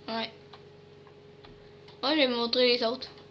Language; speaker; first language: French; native; French